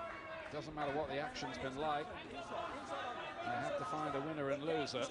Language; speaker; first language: English; native; English